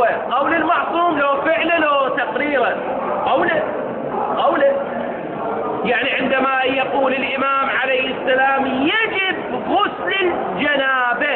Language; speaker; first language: Arabic; native; Arabic